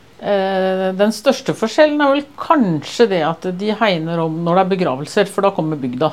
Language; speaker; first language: Norwegian; native; Norwegian